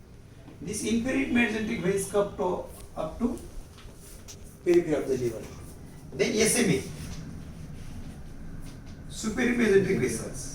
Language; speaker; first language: English; non-native, local second language; Marathi